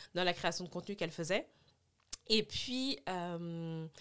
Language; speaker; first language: French; native; French